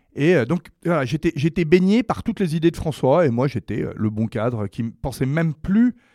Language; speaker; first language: French; native; French